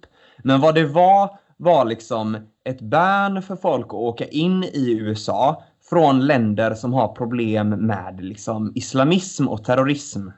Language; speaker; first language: Swedish; native; Swedish